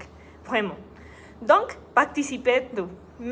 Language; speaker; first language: French; non-native, learner; Spanish